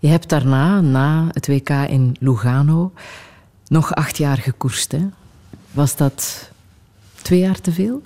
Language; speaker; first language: Dutch; native; Dutch